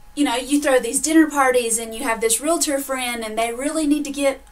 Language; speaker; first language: English; native; English